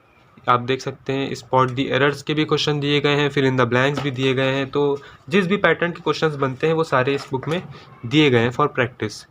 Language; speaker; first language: Hindi; native; Hindi